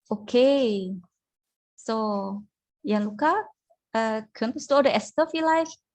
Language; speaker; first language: German; non-native, fluent; Indonesian